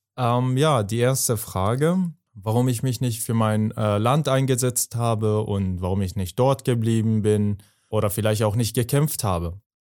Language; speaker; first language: German; non-native, fluent; Persian